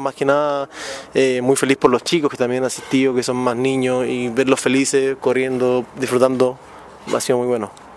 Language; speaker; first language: Spanish; native; Spanish